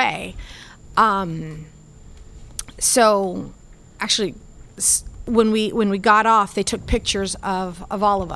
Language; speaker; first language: English; early bilingual, other home language; Spanish